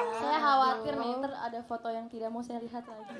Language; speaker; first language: Indonesian; native; Indonesian